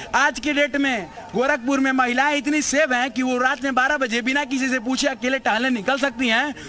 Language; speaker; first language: Hindi; native; Hindi